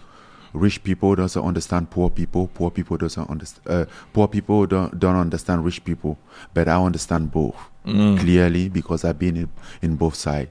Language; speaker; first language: English; non-native, local second language; French